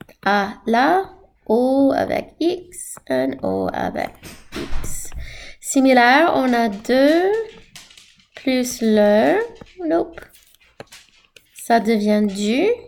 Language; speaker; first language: French; non-native, fluent; English